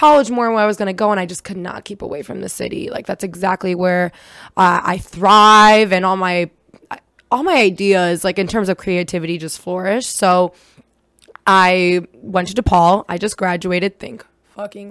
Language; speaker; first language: English; early bilingual, other home language; Russian